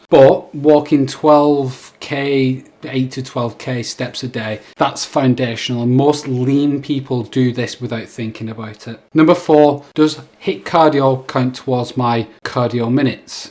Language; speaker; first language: English; native; English